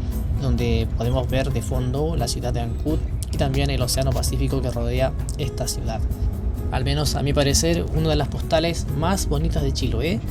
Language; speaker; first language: Spanish; native; Spanish